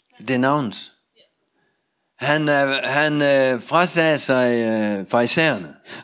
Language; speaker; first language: Danish; non-native, fluent; Russian